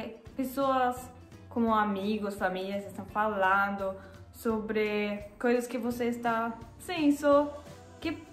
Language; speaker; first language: Portuguese; non-native, learner; German